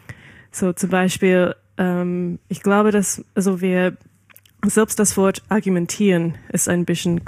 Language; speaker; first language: German; non-native, fluent; English